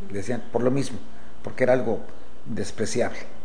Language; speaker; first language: Spanish; native; Spanish